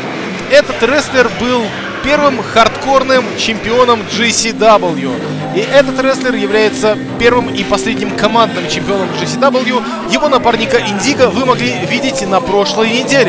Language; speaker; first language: Russian; native; Russian